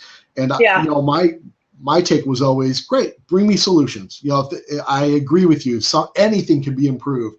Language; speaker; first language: English; native; English